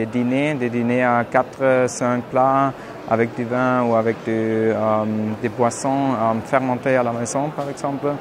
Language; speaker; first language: French; non-native, fluent; German